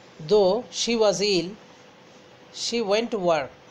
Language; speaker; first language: English; non-native, local second language; Bangla